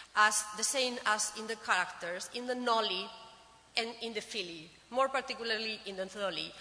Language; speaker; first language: English; non-native, fluent; Spanish